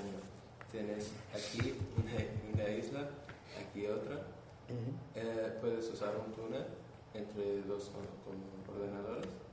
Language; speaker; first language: Spanish; non-native, learner; Portuguese